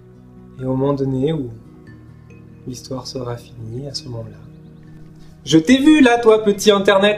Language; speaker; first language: French; native; French